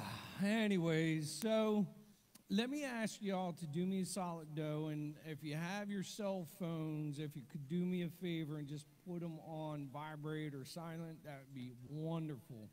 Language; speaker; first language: English; native; English